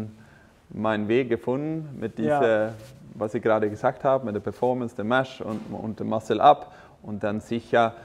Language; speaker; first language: German; non-native, fluent; Swedish